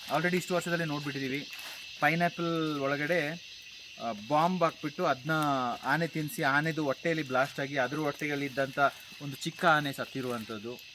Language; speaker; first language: Kannada; non-native, local second language; Kodava